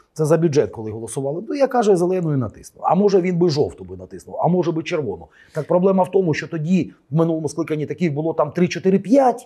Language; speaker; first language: Ukrainian; native; Ukrainian